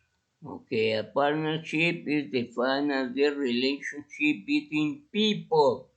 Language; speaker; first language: English; non-native, fluent; Spanish